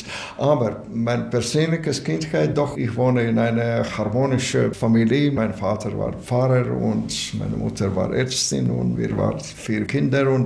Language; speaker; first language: German; non-native, learner; Latvian